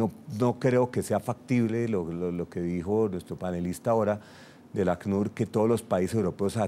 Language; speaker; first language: Spanish; native; Spanish